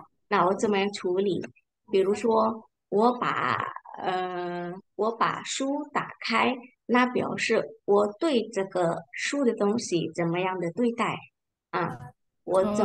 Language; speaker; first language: Chinese; non-native, fluent; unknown